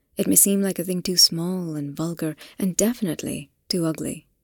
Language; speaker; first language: English; non-native, local second language; Hindi